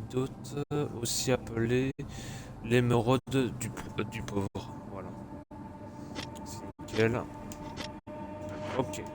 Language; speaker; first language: French; native; French